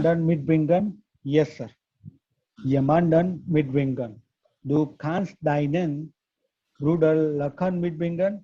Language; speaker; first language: German; non-native, learner; Gujarati